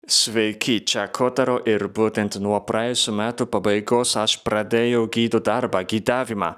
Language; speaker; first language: Lithuanian; non-native, fluent; Japanese